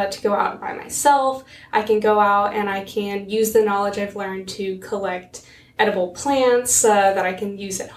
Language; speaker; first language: English; native; English